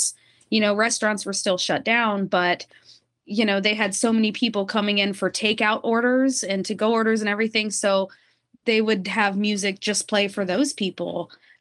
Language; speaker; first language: English; native; English